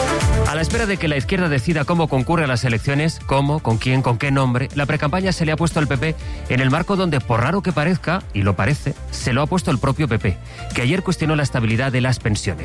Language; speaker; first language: Spanish; native; Spanish